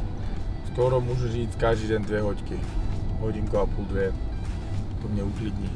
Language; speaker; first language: Czech; non-native, fluent; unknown